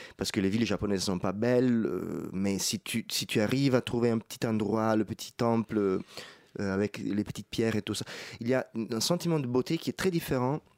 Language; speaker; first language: French; non-native, fluent; Italian